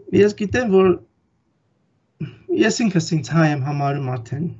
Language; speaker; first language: Armenian; non-native, fluent; Russian